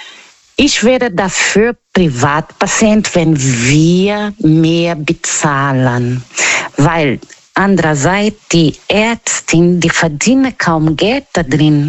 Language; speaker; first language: German; non-native, learner; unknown